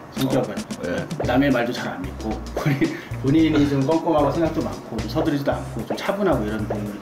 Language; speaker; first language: Korean; native; Korean